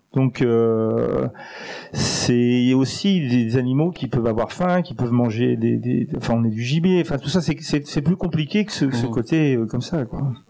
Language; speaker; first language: French; native; French